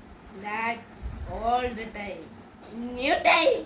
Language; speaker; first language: English; non-native, learner; Malayalam